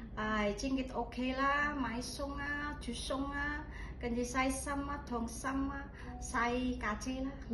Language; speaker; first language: Cantonese; non-native, learner; Indonesian